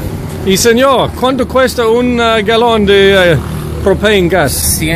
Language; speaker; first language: Spanish; non-native, learner; English